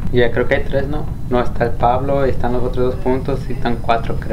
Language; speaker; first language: Spanish; early bilingual, heritage; Spanish